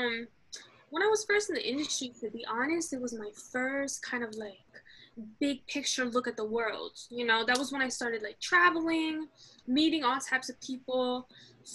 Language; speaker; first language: English; early bilingual, other home language; Arabic